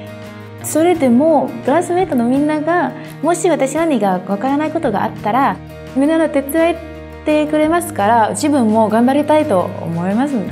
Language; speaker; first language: Japanese; non-native, fluent; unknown